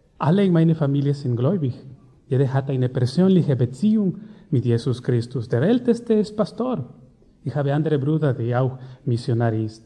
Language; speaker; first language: German; non-native, learner; Spanish